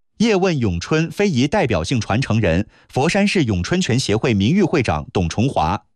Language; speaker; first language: Chinese; native; Chinese